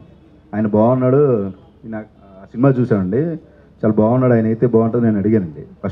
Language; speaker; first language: Telugu; native; Telugu